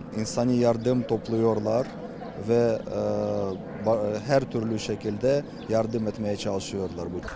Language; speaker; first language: Turkish; non-native, fluent; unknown